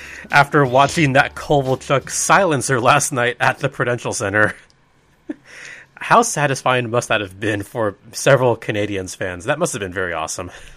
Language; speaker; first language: English; native; English